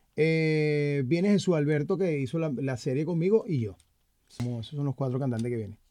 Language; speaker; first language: Spanish; native; Spanish